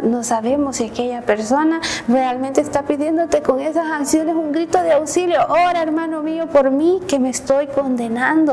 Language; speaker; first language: Spanish; native; Spanish